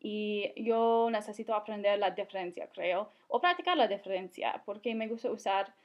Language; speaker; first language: Spanish; non-native, fluent; English